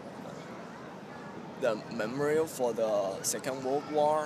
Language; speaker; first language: English; non-native, fluent; Chinese